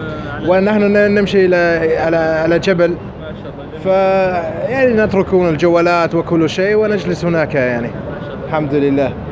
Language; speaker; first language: Arabic; non-native, learner; German